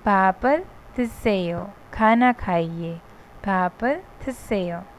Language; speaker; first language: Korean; non-native, fluent; Hindi